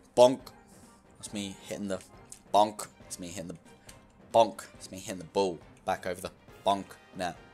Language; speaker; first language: English; native; English